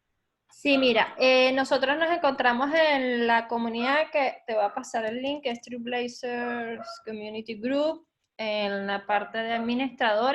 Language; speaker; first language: Spanish; native; Spanish